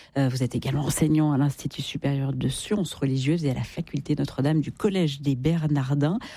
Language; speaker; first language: French; native; French